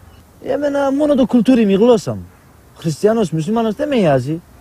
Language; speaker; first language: Greek; early bilingual, heritage; Turkish